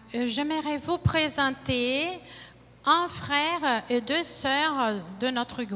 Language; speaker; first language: French; non-native, fluent; Portuguese